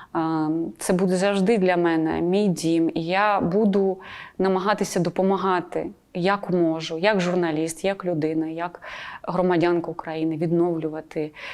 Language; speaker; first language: Ukrainian; non-native, local second language; Russian